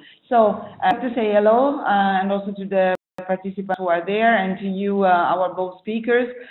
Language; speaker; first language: English; non-native, fluent; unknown